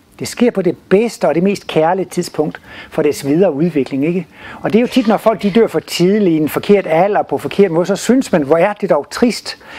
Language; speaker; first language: Danish; native; Danish